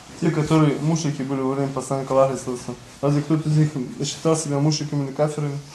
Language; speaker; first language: Russian; non-native, local second language; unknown